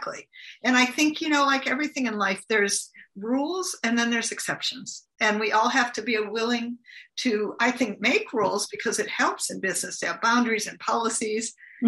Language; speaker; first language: English; native; English